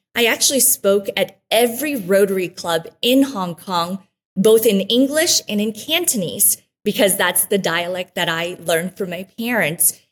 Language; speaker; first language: English; early bilingual, other home language; Spanish